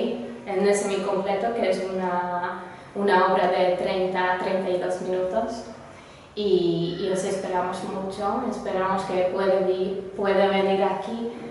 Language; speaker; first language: Spanish; non-native, fluent; Hungarian